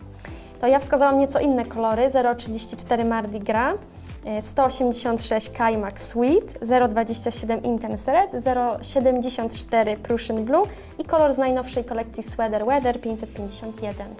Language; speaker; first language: Polish; native; Polish